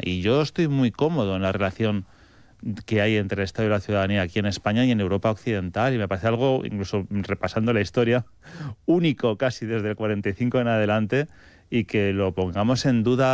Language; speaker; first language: Spanish; native; Spanish